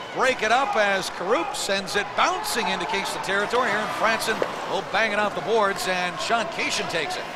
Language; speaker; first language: English; native; English